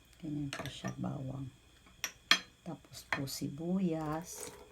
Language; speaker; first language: Filipino; non-native, local second language; Bikol